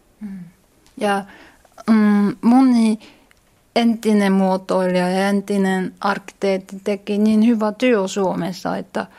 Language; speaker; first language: Finnish; non-native, learner; Korean